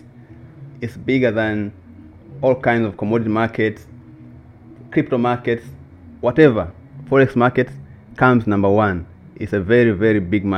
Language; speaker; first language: English; non-native, local second language; Swahili